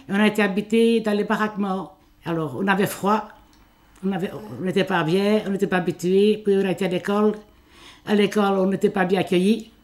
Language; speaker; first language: French; early bilingual, other home language; Italian